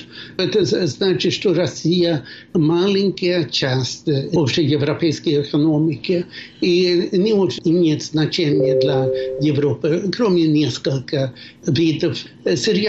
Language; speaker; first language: Russian; non-native, fluent; Swedish